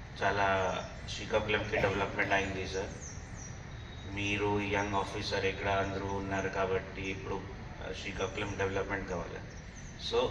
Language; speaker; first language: Telugu; non-native, local second language; Hindi